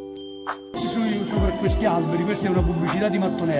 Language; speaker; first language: Italian; native; Italian